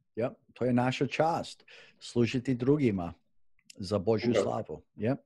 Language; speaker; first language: Croatian; non-native, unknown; English